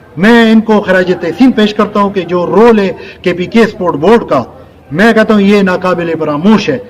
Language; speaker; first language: Urdu; non-native, local second language; Pashto